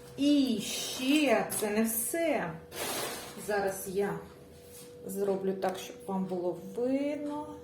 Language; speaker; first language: Ukrainian; non-native, local second language; Russian